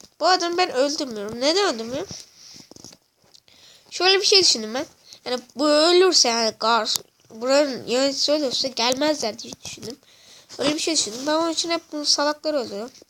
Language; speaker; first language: Turkish; native; Turkish